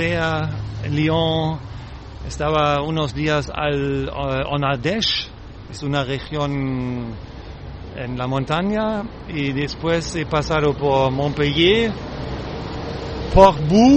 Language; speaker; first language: Spanish; non-native, fluent; German